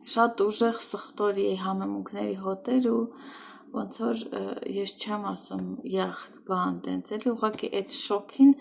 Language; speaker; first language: Armenian; native; Armenian